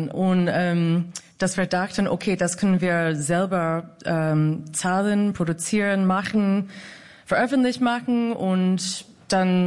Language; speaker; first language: German; non-native, fluent; English